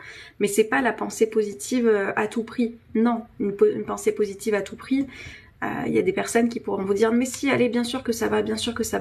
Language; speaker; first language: French; native; French